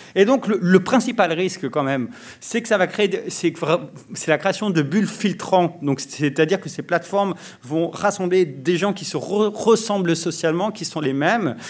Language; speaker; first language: French; native; French